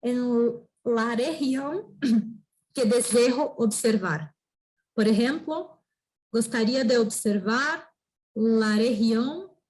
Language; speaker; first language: Spanish; non-native, fluent; Portuguese